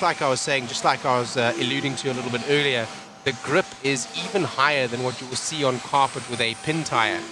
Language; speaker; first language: English; native; English